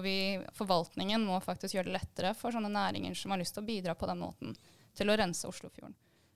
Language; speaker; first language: Norwegian; native; Norwegian